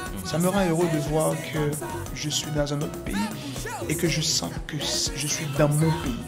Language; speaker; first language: French; non-native, local second language; Haitian Creole